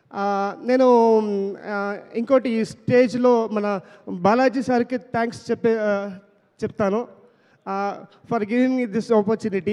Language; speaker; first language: Telugu; non-native, learner; Kannada